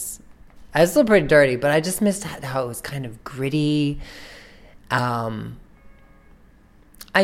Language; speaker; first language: English; native; English